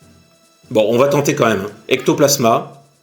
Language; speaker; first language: French; native; French